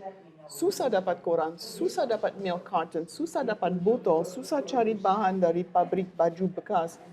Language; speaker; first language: Indonesian; non-native, learner; French